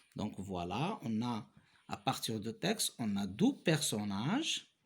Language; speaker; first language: French; non-native, local second language; Arabic